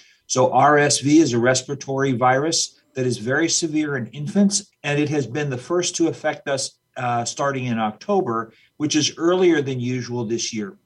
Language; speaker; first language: English; native; English